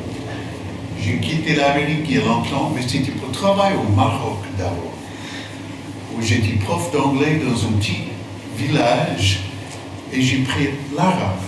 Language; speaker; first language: French; non-native, fluent; English